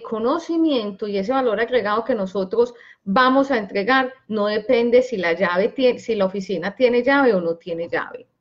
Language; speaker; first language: Spanish; native; Spanish